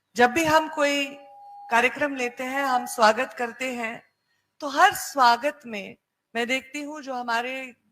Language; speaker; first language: Hindi; non-native, local second language; Marathi